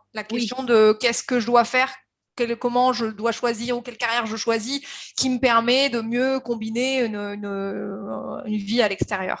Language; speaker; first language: French; native; French